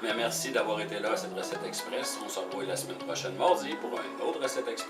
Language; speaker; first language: French; native; French